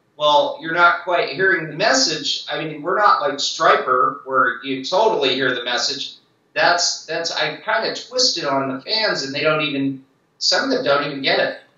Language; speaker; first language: English; native; English